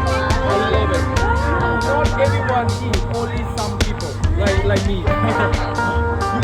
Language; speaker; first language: English; non-native, learner; Thai